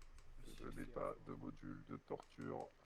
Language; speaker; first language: French; native; French